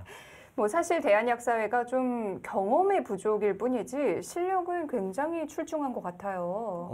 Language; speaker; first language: Korean; native; Korean